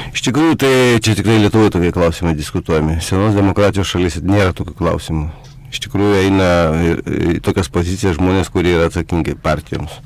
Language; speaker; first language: Lithuanian; native; Lithuanian